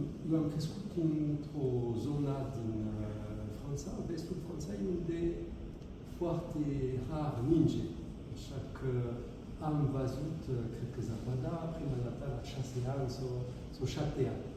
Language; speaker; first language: Romanian; non-native, fluent; French